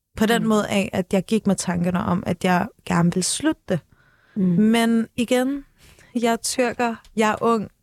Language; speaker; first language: Danish; early bilingual, other home language; Turkish